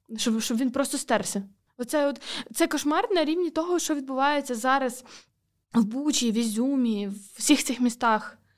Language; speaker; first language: Ukrainian; native; Ukrainian